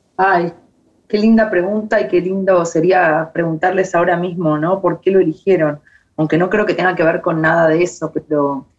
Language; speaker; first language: Spanish; native; Spanish